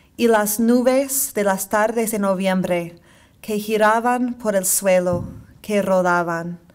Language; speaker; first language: Spanish; non-native, fluent; English